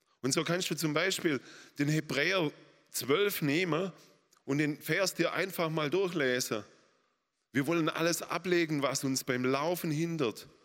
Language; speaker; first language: German; native; German